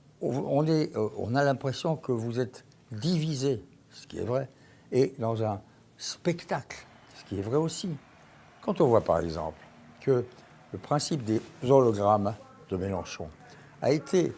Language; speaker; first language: French; native; French